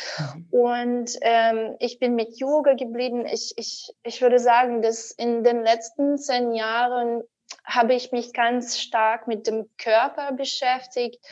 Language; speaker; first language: German; non-native, fluent; Russian